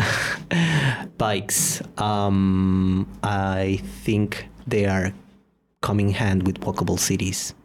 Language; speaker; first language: English; non-native, fluent; Spanish